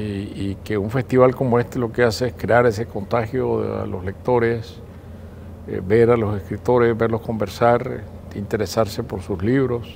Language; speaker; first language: Spanish; native; Spanish